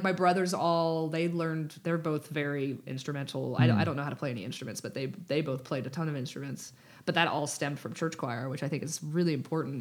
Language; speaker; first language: English; native; English